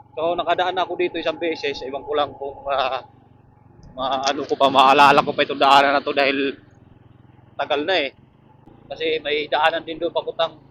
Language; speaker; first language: Filipino; native; Filipino